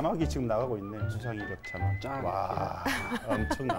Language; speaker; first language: Korean; native; Korean